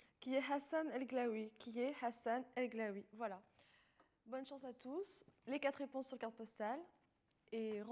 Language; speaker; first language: French; non-native, local second language; Arabic